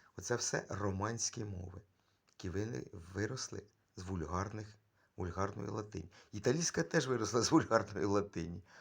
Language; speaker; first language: Ukrainian; native; Ukrainian